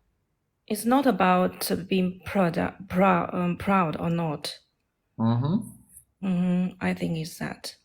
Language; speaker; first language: English; non-native, learner; Chinese